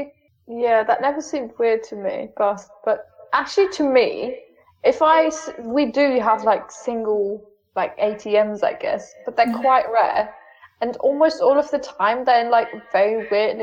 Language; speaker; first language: English; non-native, fluent; German